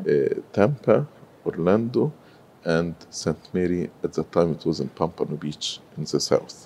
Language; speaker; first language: English; non-native, fluent; Arabic